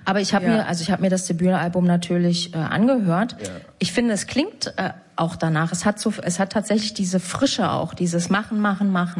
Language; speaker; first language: German; native; German